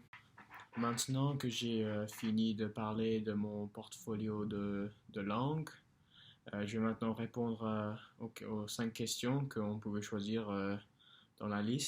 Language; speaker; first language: French; non-native, fluent; English